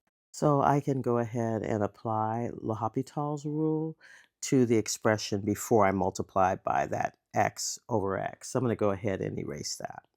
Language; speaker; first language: English; native; English